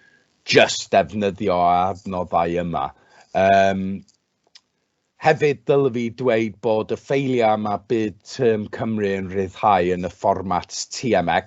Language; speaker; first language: Welsh; non-native, local second language; English